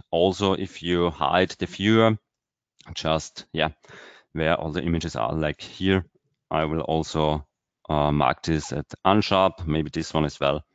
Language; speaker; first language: English; non-native, fluent; German